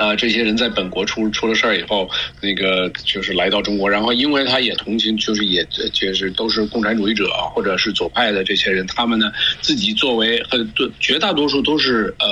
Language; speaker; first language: Chinese; early bilingual, other home language; English